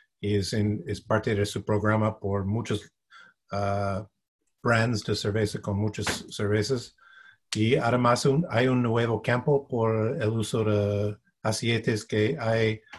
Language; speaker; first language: Spanish; non-native, fluent; English